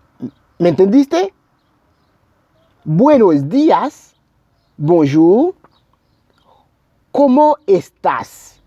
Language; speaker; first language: Spanish; non-native, learner; Haitian Creole